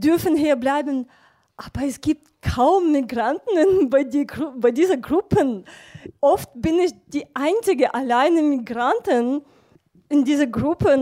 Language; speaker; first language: German; non-native, fluent; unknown